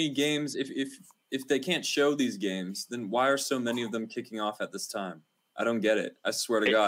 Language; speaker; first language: English; native; English